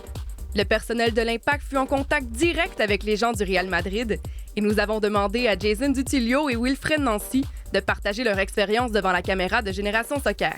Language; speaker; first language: French; native; French